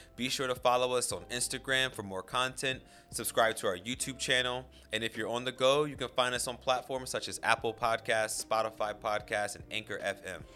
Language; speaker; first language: English; native; English